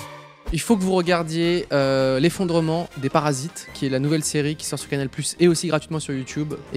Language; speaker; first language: French; native; French